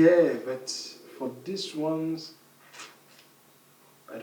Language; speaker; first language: English; non-native, local second language; Akan